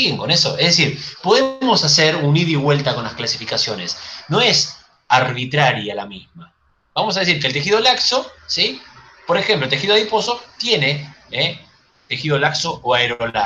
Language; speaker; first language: Spanish; native; Spanish